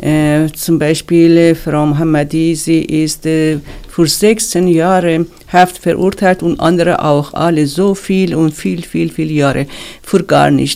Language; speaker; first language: German; non-native, learner; Persian